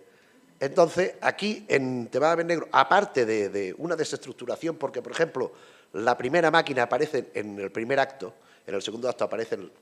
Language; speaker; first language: Spanish; native; Spanish